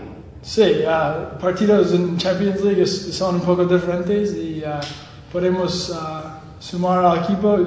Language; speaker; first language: Spanish; non-native, learner; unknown